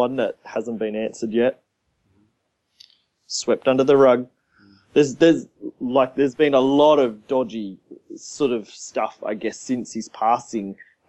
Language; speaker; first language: English; native; English